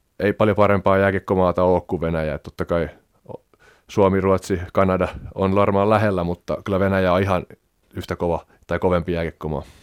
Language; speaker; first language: Finnish; native; Finnish